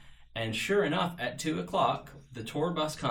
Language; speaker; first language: English; native; English